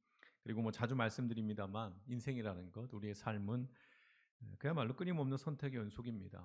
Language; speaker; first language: Korean; native; Korean